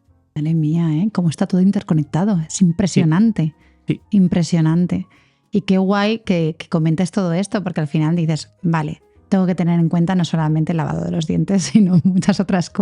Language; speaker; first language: Spanish; native; Spanish